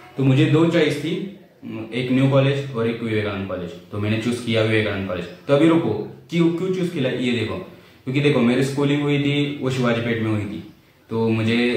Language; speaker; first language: Hindi; non-native, local second language; Marathi